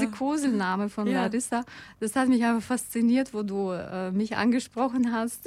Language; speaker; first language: German; non-native, fluent; Russian